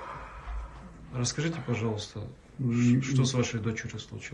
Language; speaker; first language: Russian; native; Russian